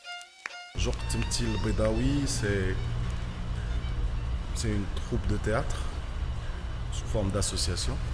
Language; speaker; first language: French; non-native, local second language; Arabic